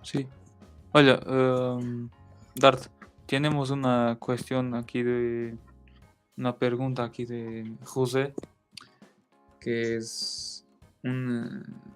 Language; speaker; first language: Spanish; non-native, learner; Portuguese